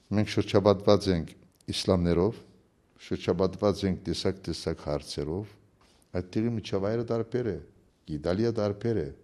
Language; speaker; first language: Armenian; early bilingual, heritage; Armenian